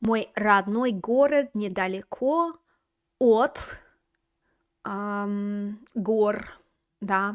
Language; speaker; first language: Russian; non-native, fluent; English